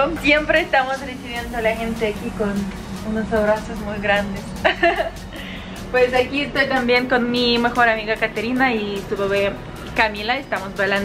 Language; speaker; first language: Spanish; non-native, fluent; Ukrainian